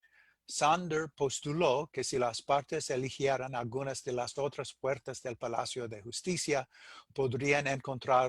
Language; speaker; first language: Spanish; non-native, fluent; English